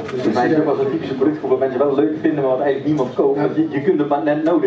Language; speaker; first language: Dutch; native; Dutch